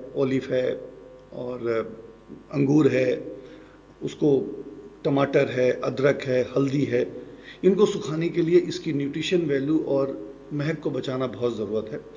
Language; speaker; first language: Hindi; native; Hindi